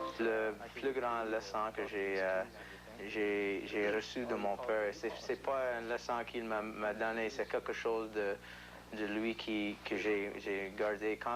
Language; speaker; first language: French; non-native, local second language; English